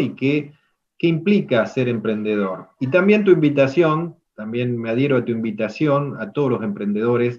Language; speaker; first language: Spanish; native; Spanish